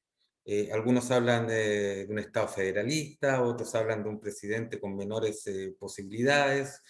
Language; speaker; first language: Spanish; native; Spanish